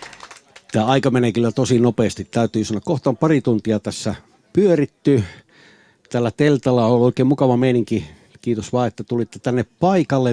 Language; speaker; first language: Finnish; native; Finnish